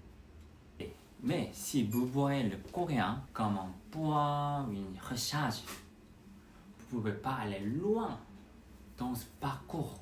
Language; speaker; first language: French; non-native, fluent; Korean